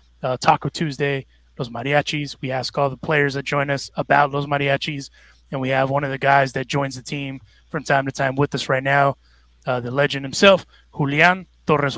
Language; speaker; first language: English; early bilingual, other home language; Spanish